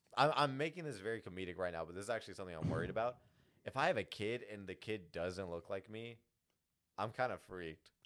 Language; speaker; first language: English; early bilingual, other home language; Hindi